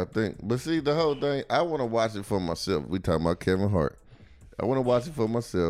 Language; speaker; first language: English; native; English